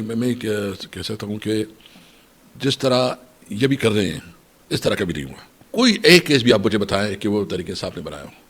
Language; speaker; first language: Urdu; non-native, local second language; Pashto